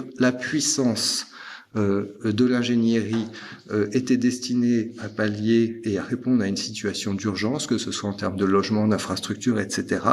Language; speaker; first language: French; native; French